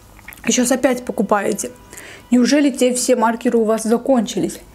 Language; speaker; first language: Russian; native; Russian